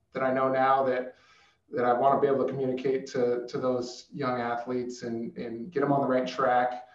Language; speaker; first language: English; native; English